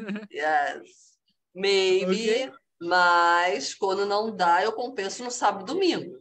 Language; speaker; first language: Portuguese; native; Portuguese